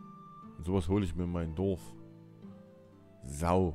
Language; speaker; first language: German; native; German